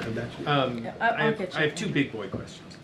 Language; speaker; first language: English; native; English